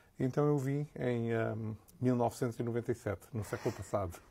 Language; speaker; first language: Portuguese; native; Portuguese